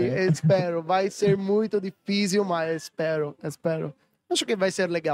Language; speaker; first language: Portuguese; non-native, learner; Italian